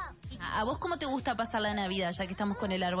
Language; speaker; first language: Spanish; native; Spanish